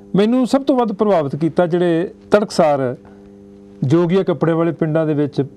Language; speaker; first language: Punjabi; native; Punjabi